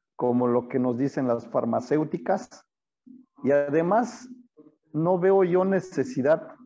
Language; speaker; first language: Spanish; non-native, local second language; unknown